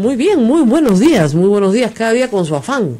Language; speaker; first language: Spanish; native; Spanish